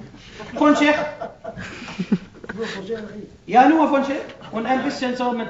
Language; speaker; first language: German; non-native, fluent; Arabic